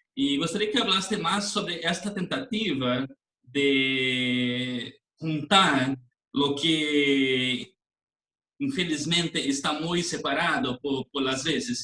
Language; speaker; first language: Spanish; non-native, learner; Portuguese